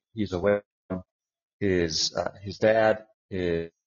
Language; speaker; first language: English; native; English